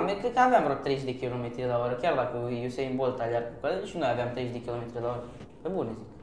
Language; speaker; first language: Romanian; early bilingual, other home language; Persian